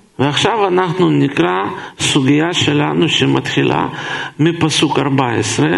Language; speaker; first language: Hebrew; non-native, fluent; Russian